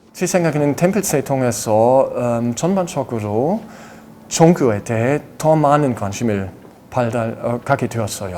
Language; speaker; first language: Korean; non-native, fluent; German